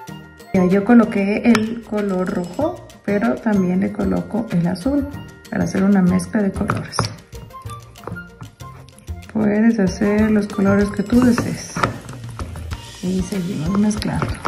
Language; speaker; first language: Spanish; native; Spanish